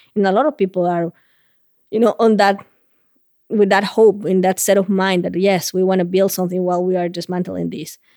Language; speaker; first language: English; non-native, fluent; Spanish